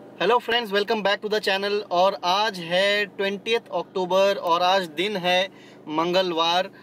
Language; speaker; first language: Hindi; non-native, local second language; Bangla